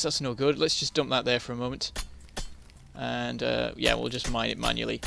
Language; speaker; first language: English; native; English